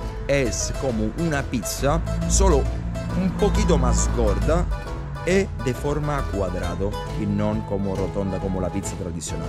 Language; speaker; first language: Spanish; non-native, fluent; Italian